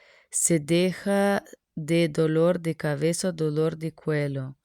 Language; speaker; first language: Spanish; non-native, learner; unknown